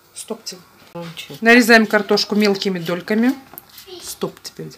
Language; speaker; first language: Russian; non-native, local second language; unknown